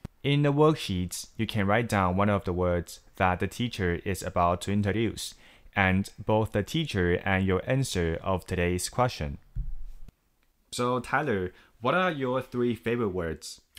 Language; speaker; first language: English; non-native, fluent; Chinese